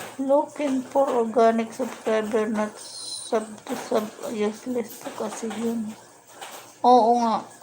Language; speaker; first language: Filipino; non-native, local second language; Waray